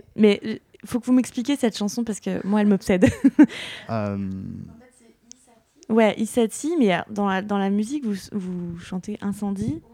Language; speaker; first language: French; native; French